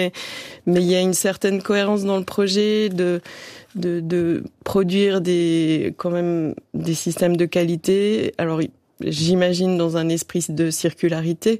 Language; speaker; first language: French; native; French